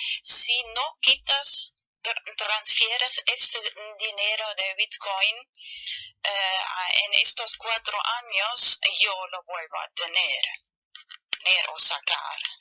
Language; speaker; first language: Spanish; non-native, fluent; German